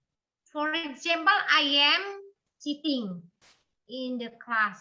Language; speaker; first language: English; non-native, learner; Indonesian